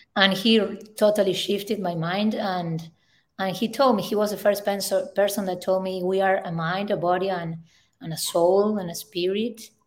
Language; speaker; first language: English; non-native, fluent; Spanish